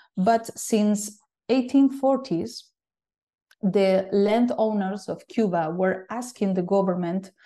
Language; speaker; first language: English; non-native, fluent; Galician